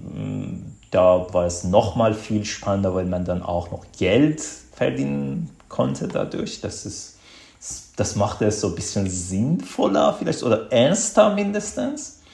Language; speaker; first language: German; non-native, fluent; Azerbaijani